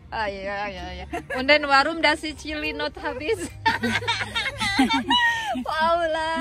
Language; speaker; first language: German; non-native, learner; Indonesian